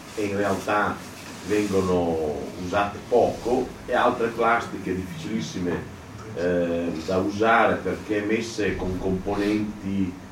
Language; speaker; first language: Italian; native; Italian